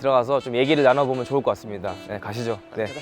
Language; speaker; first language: Korean; native; Korean